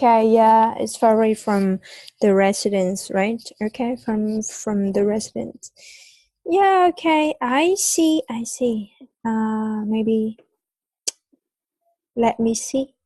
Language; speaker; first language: English; non-native, fluent; Vietnamese